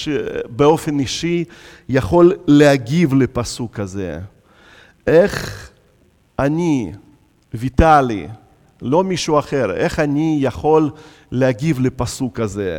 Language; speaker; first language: Hebrew; non-native, fluent; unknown